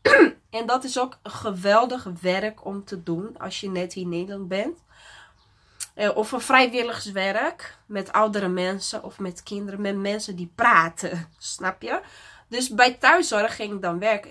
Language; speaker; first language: Dutch; non-native, fluent; Portuguese